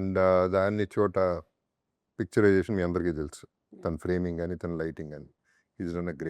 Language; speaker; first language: Telugu; native; Telugu